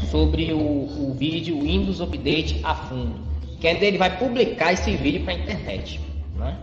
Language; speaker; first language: Portuguese; native; Portuguese